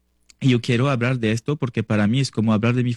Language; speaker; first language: Spanish; non-native, learner; French